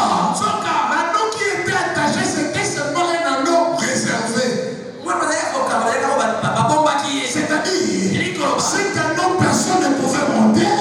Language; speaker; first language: French; non-native, local second language; Lingala